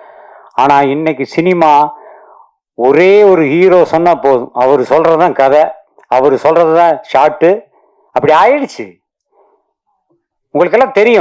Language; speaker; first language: Tamil; native; Tamil